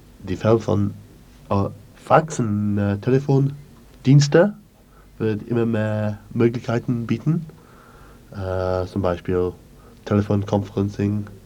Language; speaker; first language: German; non-native, learner; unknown